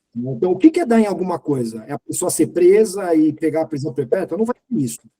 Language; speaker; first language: Portuguese; native; Portuguese